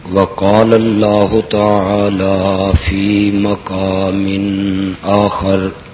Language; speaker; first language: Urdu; non-native, local second language; Punjabi